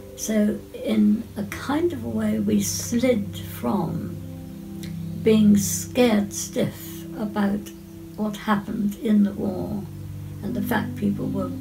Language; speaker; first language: English; native; English